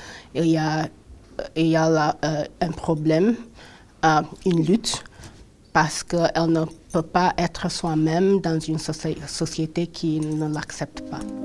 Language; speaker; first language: French; non-native, fluent; English